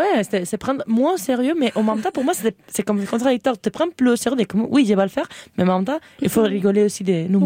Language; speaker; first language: French; non-native, fluent; Spanish